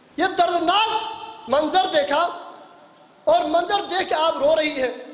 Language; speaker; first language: Urdu; non-native, local second language; Punjabi